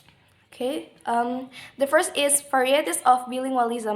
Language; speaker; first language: English; non-native, learner; Indonesian